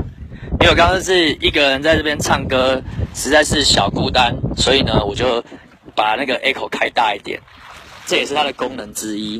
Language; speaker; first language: Chinese; native; Chinese